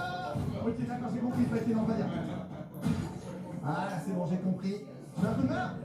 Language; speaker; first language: French; native; French